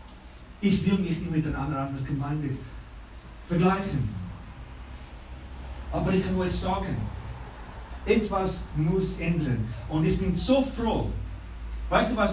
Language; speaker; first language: German; non-native, fluent; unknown